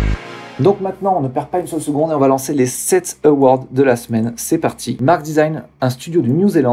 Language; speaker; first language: French; native; French